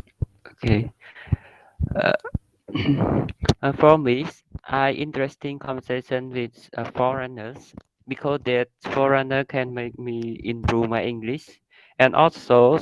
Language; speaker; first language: English; non-native, learner; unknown